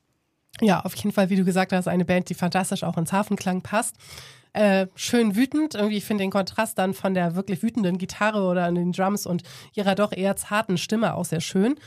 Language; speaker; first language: German; native; German